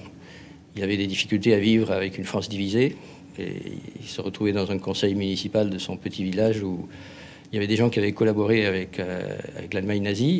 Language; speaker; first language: French; non-native, fluent; Spanish